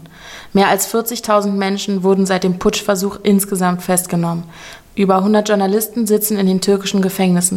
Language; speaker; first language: German; native; German